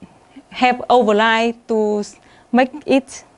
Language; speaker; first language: English; non-native, learner; Vietnamese